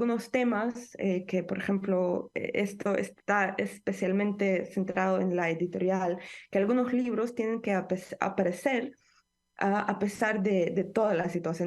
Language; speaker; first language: Spanish; non-native, fluent; Ukrainian